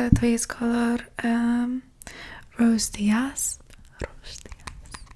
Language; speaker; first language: Polish; early bilingual, heritage; Polish